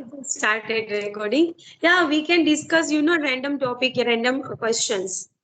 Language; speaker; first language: English; non-native, learner; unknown